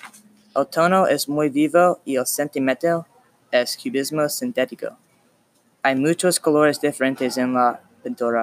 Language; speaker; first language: Spanish; non-native, learner; English